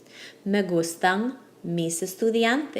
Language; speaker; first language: Spanish; non-native, fluent; English